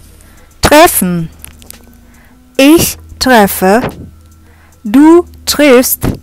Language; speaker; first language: German; non-native, fluent; Indonesian